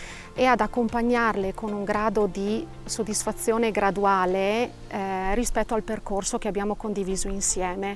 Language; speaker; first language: Italian; native; Italian